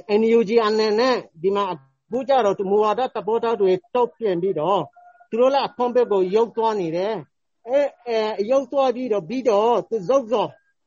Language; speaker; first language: Burmese; non-native, local second language; Rohingya